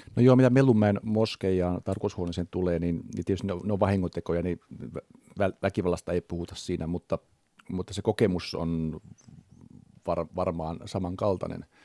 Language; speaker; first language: Finnish; native; Finnish